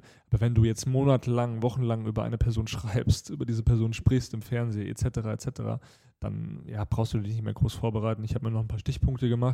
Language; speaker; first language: German; native; German